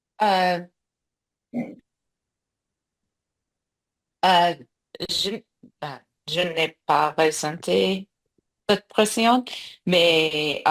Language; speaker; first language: French; non-native, learner; English